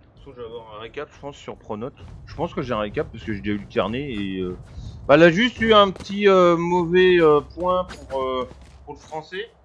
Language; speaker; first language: French; native; French